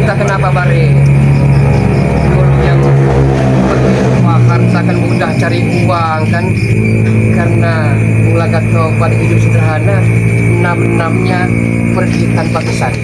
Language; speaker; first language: Indonesian; native; Indonesian